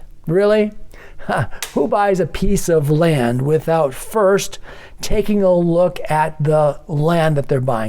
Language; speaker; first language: English; native; English